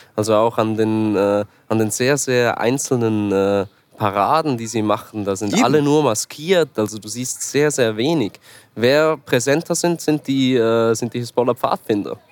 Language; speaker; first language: German; native; German